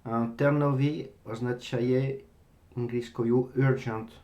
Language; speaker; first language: Czech; non-native, learner; French